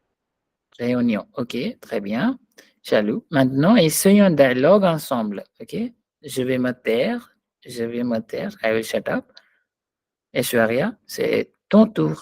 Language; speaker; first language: French; non-native, fluent; Hindi